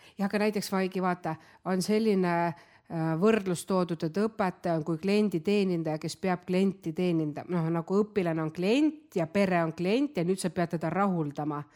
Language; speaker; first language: Estonian; non-native, local second language; Russian